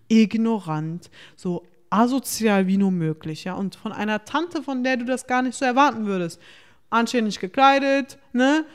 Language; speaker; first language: German; early bilingual, other home language; Turkish